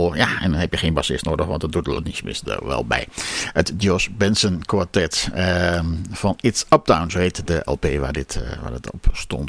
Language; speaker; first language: Dutch; native; Dutch